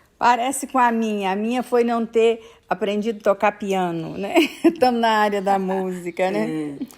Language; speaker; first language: Portuguese; native; Portuguese